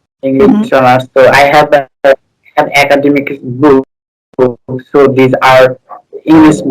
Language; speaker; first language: English; non-native, learner; Bangla